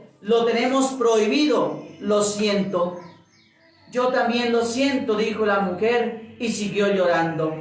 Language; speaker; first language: Spanish; native; Spanish